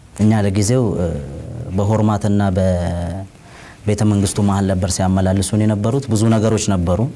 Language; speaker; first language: Amharic; non-native, local second language; Oromo